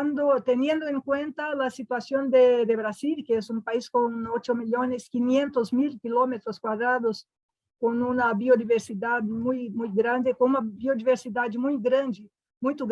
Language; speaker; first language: Spanish; non-native, fluent; Portuguese